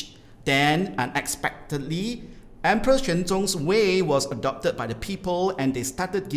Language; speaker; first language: English; non-native, local second language; Min Nan Chinese